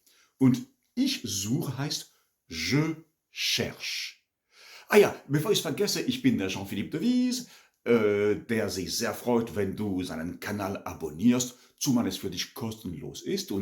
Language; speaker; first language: German; non-native, fluent; French